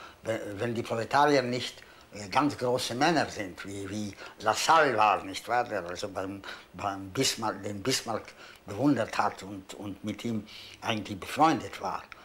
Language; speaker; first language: German; non-native, fluent; Polish